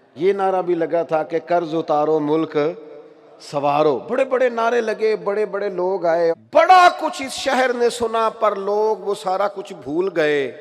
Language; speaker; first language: Urdu; non-native, local second language; Punjabi